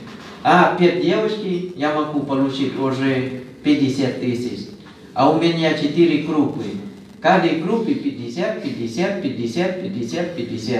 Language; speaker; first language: Russian; non-native, fluent; Thai